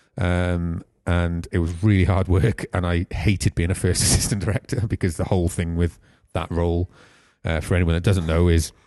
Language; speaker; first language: English; native; English